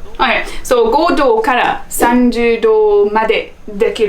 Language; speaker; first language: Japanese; non-native, learner; English